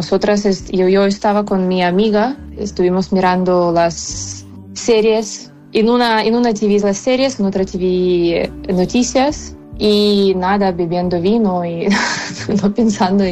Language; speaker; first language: Spanish; non-native, fluent; Ukrainian